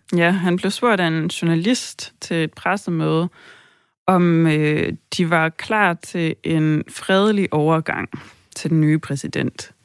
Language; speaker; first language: Danish; native; Danish